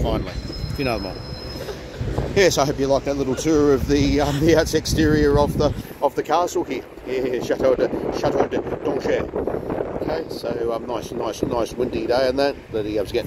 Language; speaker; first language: English; native; English